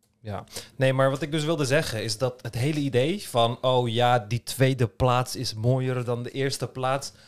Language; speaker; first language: Dutch; early bilingual, other home language; Turkish